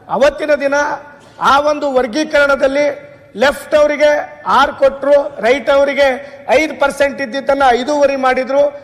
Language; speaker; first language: Kannada; non-native, local second language; Lambadi